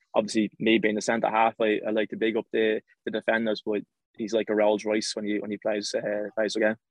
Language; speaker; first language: English; native; English